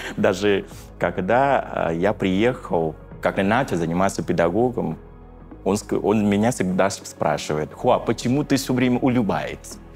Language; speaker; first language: Russian; non-native, fluent; Vietnamese